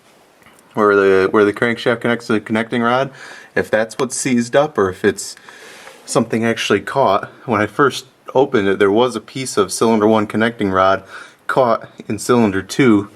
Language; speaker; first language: English; native; English